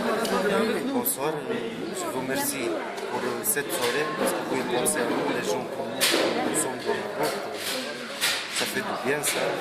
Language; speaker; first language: French; non-native, learner; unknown